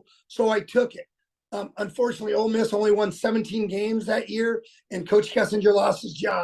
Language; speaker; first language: English; native; English